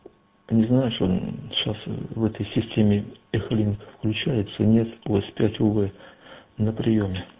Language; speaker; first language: Russian; native; Russian